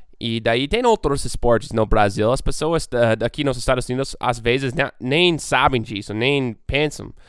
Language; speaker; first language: Portuguese; non-native, fluent; English